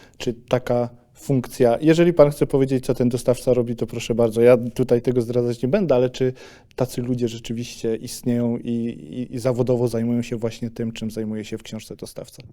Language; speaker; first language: Polish; native; Polish